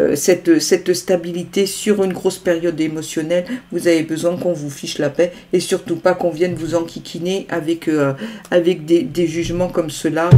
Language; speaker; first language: French; native; French